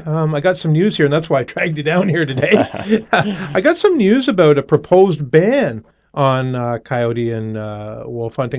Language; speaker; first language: English; native; English